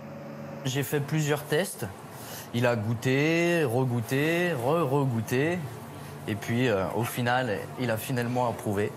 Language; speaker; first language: French; native; French